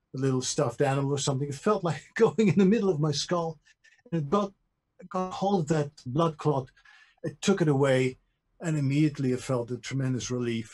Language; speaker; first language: English; non-native, fluent; Dutch